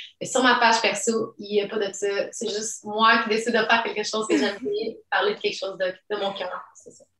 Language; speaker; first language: French; early bilingual, other home language; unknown